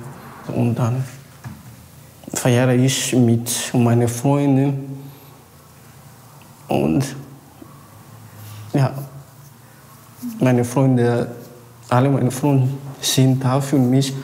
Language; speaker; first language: German; non-native, learner; Malagasy